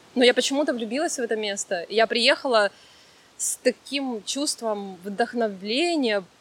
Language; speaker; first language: Russian; native; Russian